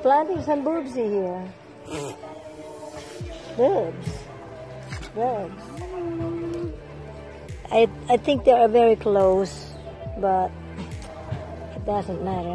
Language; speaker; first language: English; non-native, local second language; Filipino